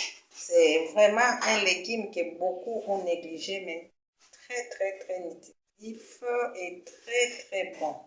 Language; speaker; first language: French; non-native, local second language; Lingala